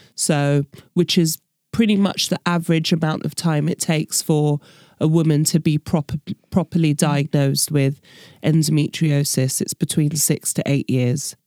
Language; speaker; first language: English; native; English